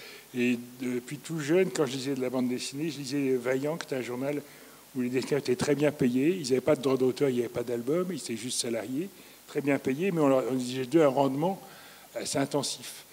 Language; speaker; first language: French; native; French